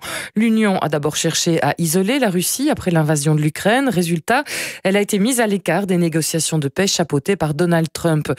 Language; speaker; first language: French; native; French